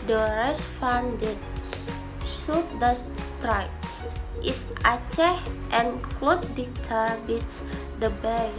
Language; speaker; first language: Dutch; non-native, learner; Indonesian